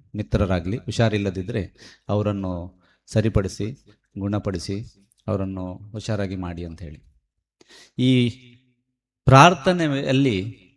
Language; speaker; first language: Kannada; native; Kannada